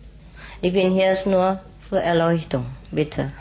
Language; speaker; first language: German; non-native, fluent; Vietnamese